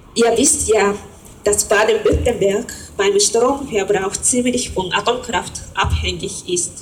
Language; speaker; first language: German; non-native, fluent; Japanese